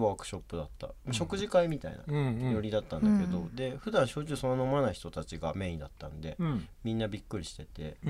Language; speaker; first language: Japanese; native; Japanese